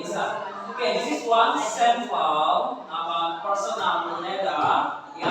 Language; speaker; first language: English; non-native, learner; Indonesian